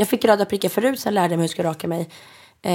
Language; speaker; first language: Swedish; native; Swedish